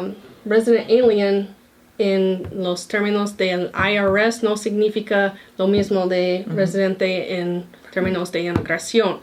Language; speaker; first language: Spanish; non-native, fluent; English